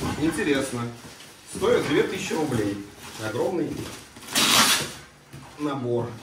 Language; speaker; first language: Russian; native; Russian